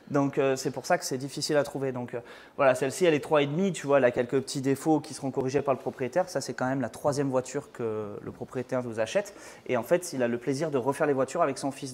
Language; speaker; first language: French; native; French